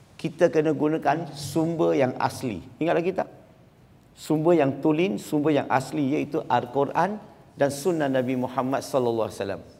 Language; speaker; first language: Malay; non-native, local second language; Chinese